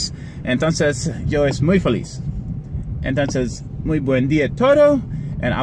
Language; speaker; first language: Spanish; non-native, learner; English